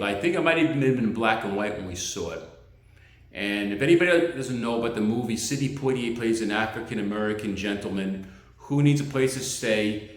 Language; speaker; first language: English; native; English